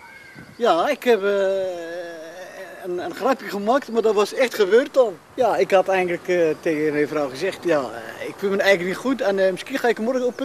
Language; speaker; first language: Dutch; non-native, local second language; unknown